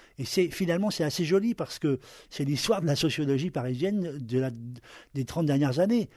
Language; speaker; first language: French; native; French